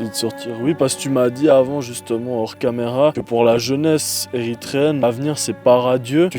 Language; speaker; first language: French; native; French